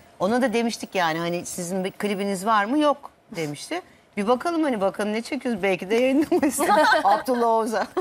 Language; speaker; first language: Turkish; native; Turkish